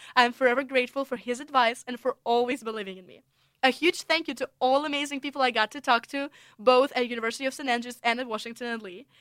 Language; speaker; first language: English; non-native, fluent; Russian